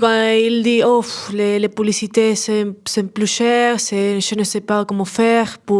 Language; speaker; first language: French; non-native, learner; Spanish